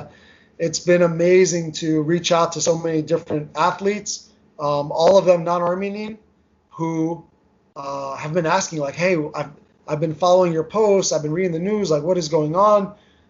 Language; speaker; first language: English; early bilingual, other home language; Armenian